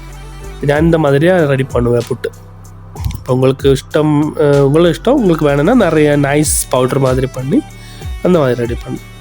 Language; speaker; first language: Tamil; non-native, learner; Malayalam